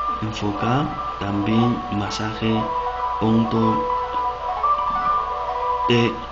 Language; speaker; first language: Spanish; non-native, learner; Chinese